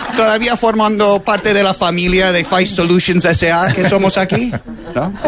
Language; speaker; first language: Spanish; non-native, fluent; English